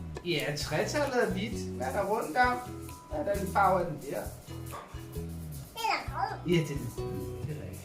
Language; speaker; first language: Danish; native; Danish